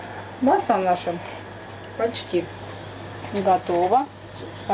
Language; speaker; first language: Russian; native; Russian